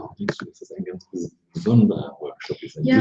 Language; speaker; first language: German; native; German